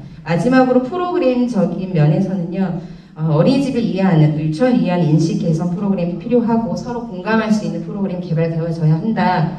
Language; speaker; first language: Korean; native; Korean